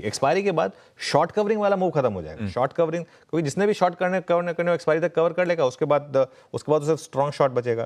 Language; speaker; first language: Hindi; native; Hindi